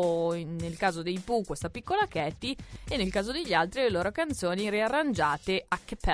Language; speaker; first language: Italian; native; Italian